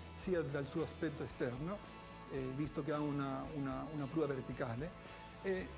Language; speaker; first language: Italian; non-native, fluent; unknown